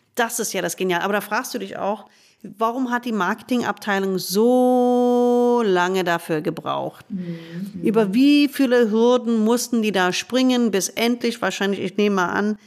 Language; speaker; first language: German; non-native, fluent; English